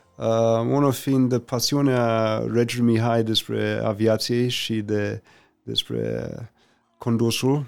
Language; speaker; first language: Romanian; non-native, fluent; English